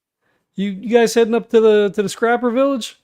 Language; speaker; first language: English; native; English